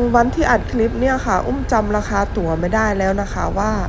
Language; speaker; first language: Thai; non-native, local second language; Northern Khmer